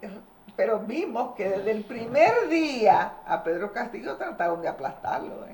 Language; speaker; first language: Spanish; native; Spanish